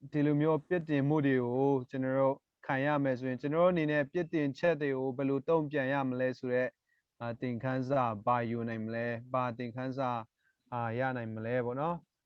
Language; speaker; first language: Burmese; non-native, local second language; Tedim Chin